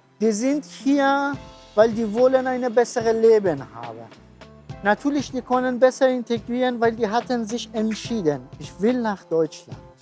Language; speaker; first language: German; non-native, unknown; Persian